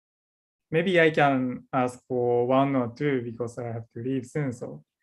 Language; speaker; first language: English; non-native, learner; Japanese